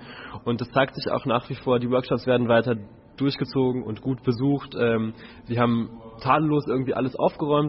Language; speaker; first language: German; native; German